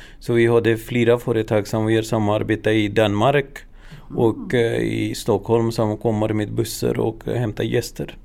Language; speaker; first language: Swedish; non-native, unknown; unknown